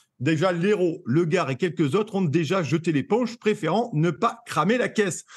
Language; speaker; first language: French; native; French